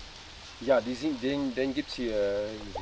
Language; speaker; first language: German; non-native, fluent; Latvian